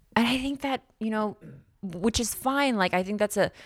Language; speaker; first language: English; non-native, local second language; Filipino